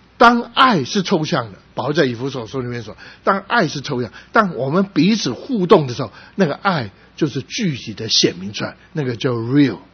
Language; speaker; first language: Chinese; non-native, local second language; Cantonese